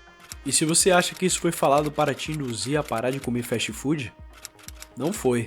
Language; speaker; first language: Portuguese; native; Portuguese